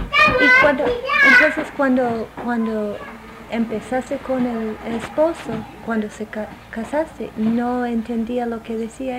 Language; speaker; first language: Spanish; non-native, fluent; English